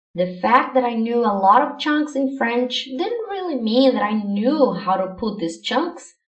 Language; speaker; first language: English; non-native, fluent; Portuguese